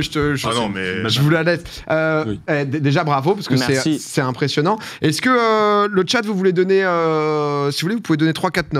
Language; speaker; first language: French; native; French